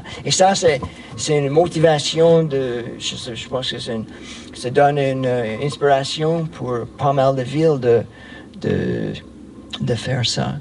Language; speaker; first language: French; non-native, fluent; English